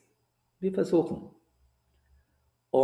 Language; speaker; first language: German; non-native, fluent; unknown